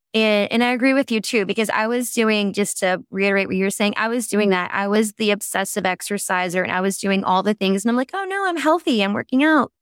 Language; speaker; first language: English; native; English